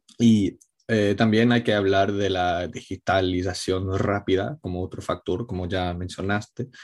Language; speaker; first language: Spanish; non-native, fluent; Italian